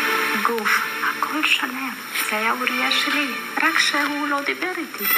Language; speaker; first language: Hebrew; non-native, fluent; German